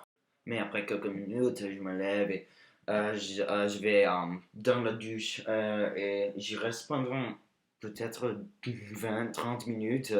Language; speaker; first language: French; non-native, learner; English